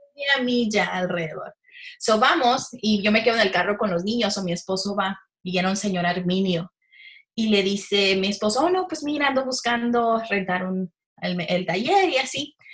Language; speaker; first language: Spanish; early bilingual, heritage; Spanish